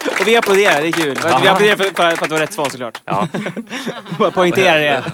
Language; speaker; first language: Swedish; native; Swedish